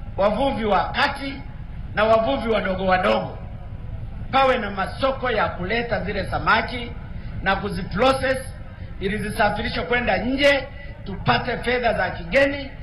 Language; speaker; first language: Swahili; non-native, local second language; Sukuma